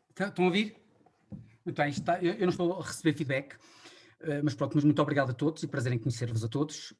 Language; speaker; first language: Portuguese; native; Portuguese